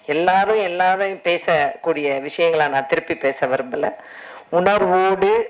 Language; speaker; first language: Tamil; native; Tamil